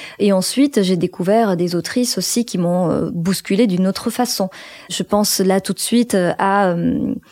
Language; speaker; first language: French; non-native, local second language; Arabic